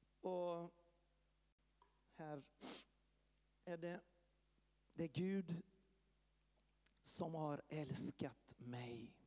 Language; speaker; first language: Swedish; early bilingual, heritage; Swedish